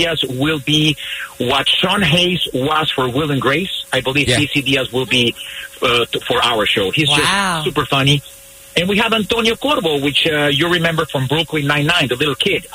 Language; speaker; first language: English; non-native, fluent; Spanish